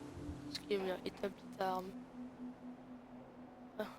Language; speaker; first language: French; native; French